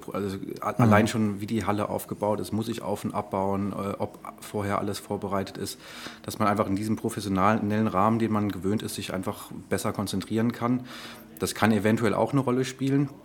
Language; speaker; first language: German; native; German